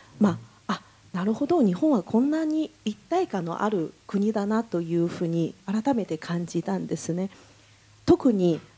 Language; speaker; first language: Japanese; non-native, fluent; Chinese